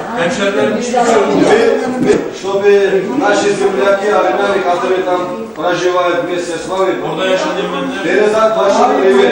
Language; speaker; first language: Russian; non-native, local second language; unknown